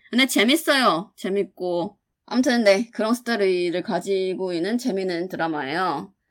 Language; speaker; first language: Korean; non-native, fluent; Chinese